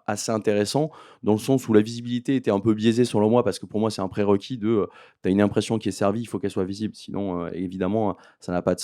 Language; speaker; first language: French; native; French